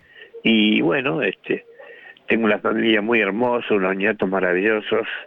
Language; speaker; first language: Spanish; native; Spanish